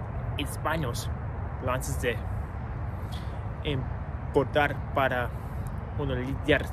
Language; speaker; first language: Spanish; non-native, learner; English